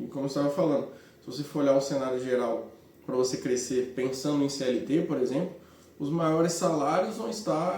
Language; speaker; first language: Portuguese; native; Portuguese